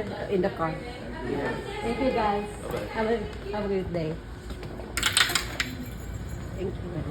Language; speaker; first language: English; non-native, local second language; Cebuano